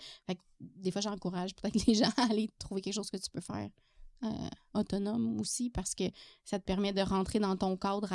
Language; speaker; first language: French; native; French